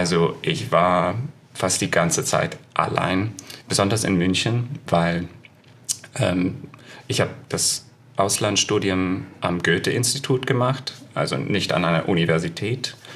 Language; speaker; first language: German; non-native, fluent; English